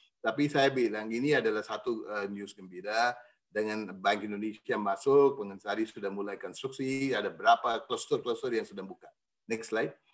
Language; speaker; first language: Indonesian; non-native, fluent; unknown